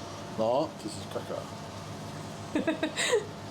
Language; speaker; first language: English; non-native, learner; Italian